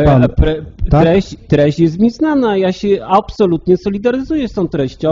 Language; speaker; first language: Polish; native; Polish